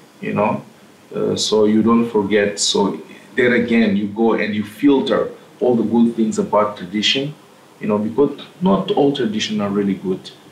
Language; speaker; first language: English; non-native, fluent; Portuguese